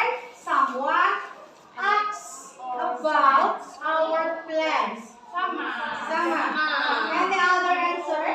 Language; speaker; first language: English; non-native, learner; Indonesian